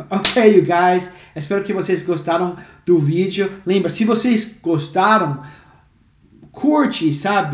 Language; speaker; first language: Portuguese; non-native, fluent; English